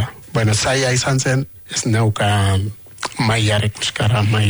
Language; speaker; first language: Basque; non-native, learner; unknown